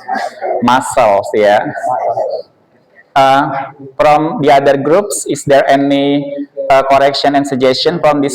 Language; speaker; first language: English; non-native, fluent; Indonesian